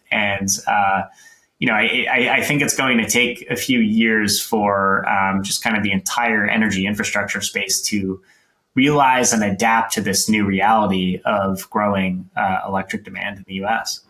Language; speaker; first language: English; native; English